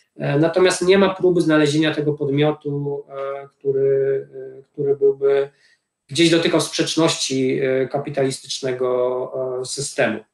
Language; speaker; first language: Polish; native; Polish